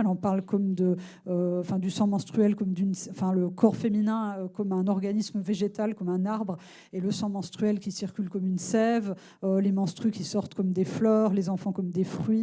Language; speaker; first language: French; native; French